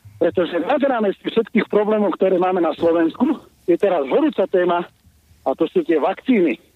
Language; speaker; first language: Slovak; native; Slovak